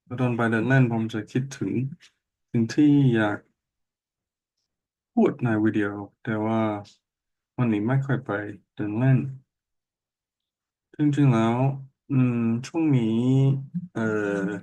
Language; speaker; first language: Thai; non-native, learner; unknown